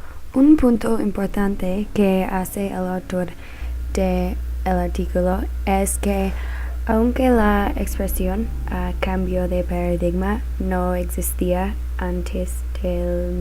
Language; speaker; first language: Spanish; non-native, learner; English